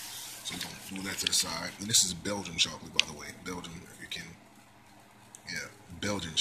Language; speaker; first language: English; native; English